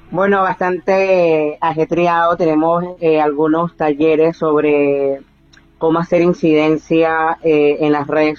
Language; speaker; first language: Spanish; native; Spanish